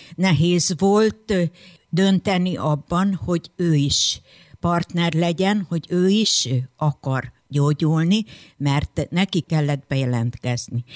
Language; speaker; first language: Hungarian; native; Hungarian